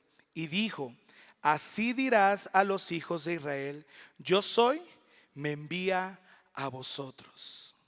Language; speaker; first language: Spanish; native; Spanish